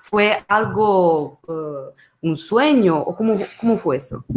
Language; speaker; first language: Spanish; non-native, fluent; Italian